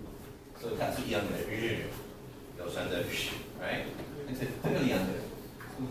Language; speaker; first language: Chinese; non-native, learner; English